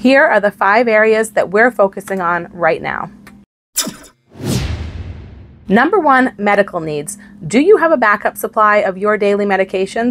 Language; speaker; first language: English; native; English